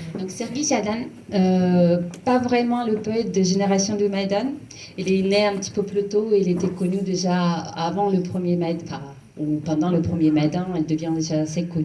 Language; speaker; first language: French; non-native, fluent; Ukrainian